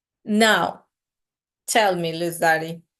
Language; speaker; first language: English; non-native, fluent; Spanish